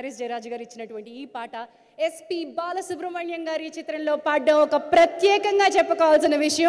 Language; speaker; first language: Telugu; native; Telugu